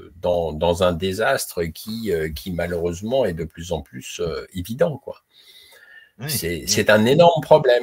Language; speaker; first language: French; native; French